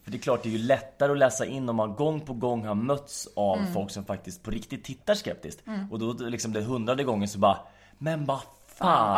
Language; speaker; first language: Swedish; native; Swedish